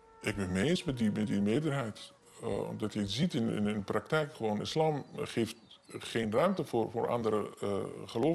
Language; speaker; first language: Dutch; non-native, learner; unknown